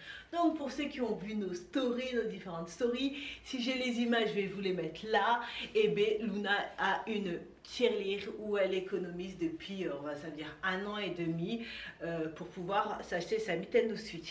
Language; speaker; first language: French; native; French